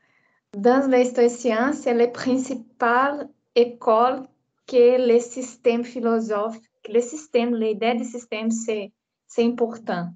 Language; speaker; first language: French; non-native, learner; Portuguese